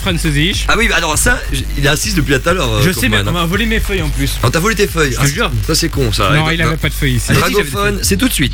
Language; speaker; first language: French; native; French